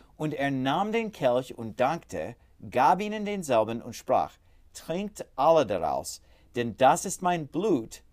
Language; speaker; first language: German; non-native, fluent; English